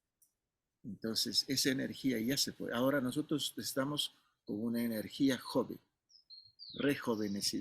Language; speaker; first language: Spanish; non-native, fluent; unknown